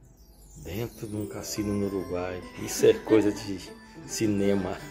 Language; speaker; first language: Portuguese; native; Portuguese